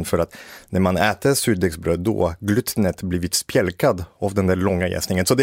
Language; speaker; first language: Swedish; native; Swedish